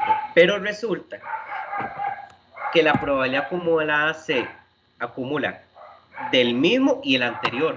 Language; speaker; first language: Spanish; native; Spanish